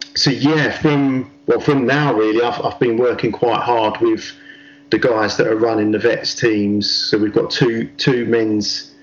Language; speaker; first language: English; native; English